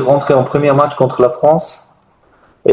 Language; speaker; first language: French; non-native, learner; German